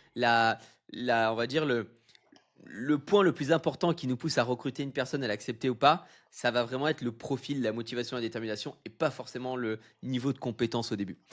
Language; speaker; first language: French; native; French